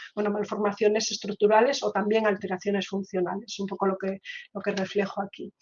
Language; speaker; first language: Spanish; native; Spanish